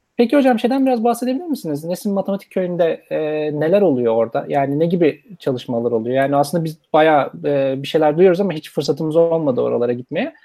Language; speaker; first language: Turkish; native; Turkish